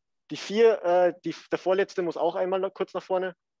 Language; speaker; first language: German; native; German